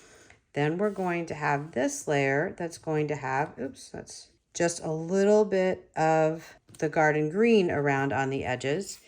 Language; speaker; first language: English; native; English